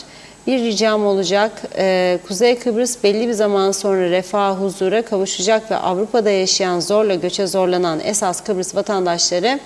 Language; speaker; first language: Turkish; native; Turkish